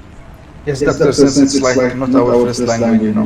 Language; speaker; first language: English; non-native, fluent; Arabic